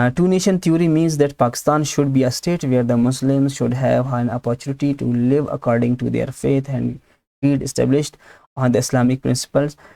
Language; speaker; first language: English; non-native, local second language; Urdu